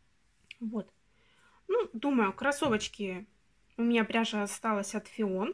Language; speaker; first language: Russian; native; Russian